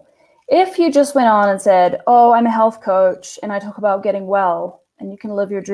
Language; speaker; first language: English; native; English